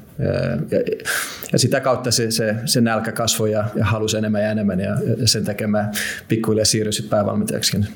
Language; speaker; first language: Finnish; non-native, local second language; Swedish